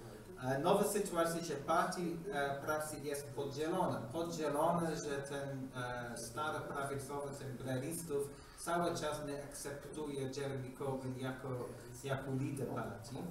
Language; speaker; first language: Polish; non-native, learner; English